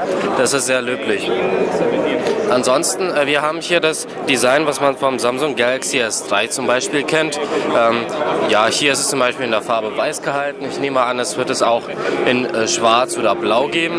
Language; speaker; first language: German; native; German